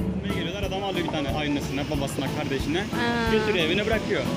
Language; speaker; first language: Turkish; native; Turkish